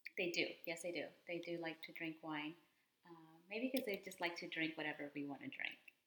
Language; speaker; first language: English; early bilingual, other home language; Spanish